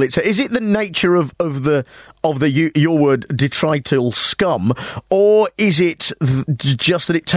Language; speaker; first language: English; native; English